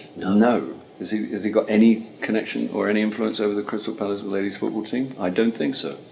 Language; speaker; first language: English; native; English